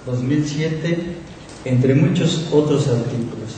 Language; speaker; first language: Spanish; native; Spanish